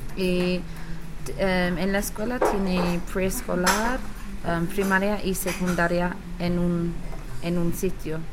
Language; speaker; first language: Spanish; non-native, learner; English